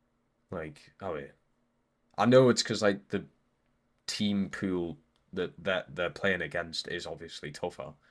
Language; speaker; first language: English; native; English